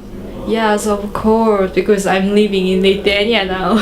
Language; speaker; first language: English; non-native, learner; Korean